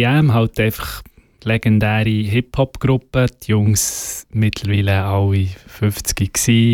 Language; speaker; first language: German; native; German